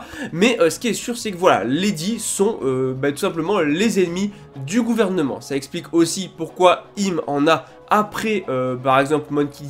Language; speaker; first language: French; native; French